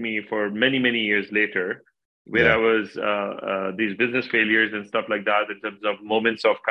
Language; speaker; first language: English; non-native, local second language; Urdu